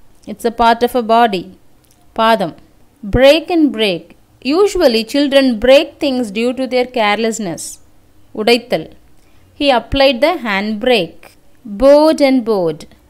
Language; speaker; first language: English; non-native, local second language; Tamil